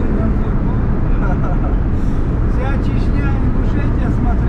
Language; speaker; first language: Russian; non-native, local second language; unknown